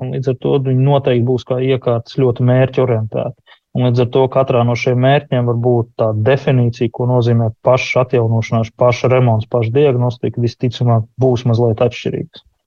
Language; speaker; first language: Latvian; native; Latvian